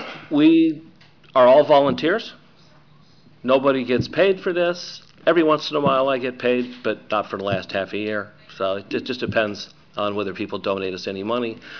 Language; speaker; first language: English; native; English